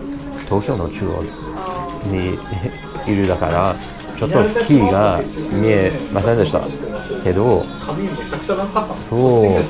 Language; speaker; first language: Japanese; non-native, learner; English